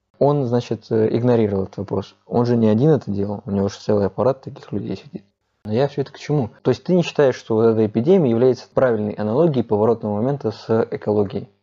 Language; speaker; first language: Russian; native; Russian